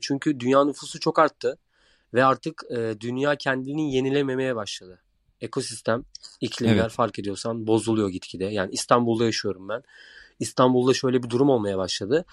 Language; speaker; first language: Turkish; native; Turkish